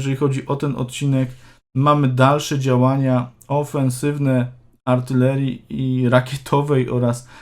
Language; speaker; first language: Polish; native; Polish